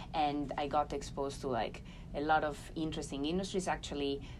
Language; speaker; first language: English; non-native, fluent; Italian